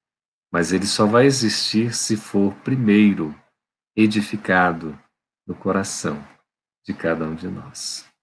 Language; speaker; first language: Portuguese; native; Portuguese